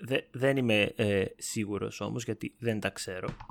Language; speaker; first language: Greek; native; Greek